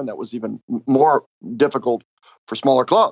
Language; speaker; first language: English; native; English